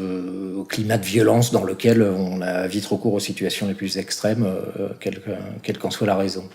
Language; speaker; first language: French; native; French